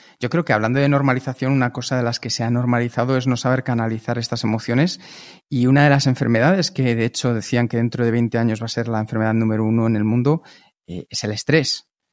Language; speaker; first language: Spanish; native; Spanish